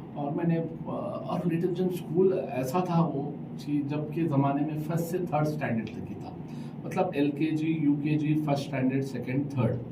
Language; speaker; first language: Hindi; non-native, local second language; Urdu